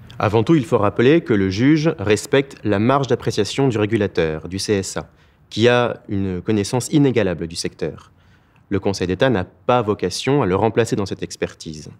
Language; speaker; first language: French; native; French